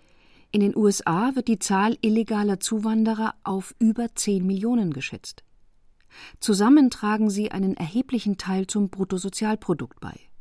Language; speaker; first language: German; native; German